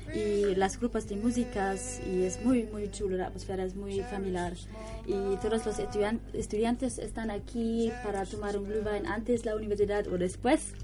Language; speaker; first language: Spanish; non-native, learner; German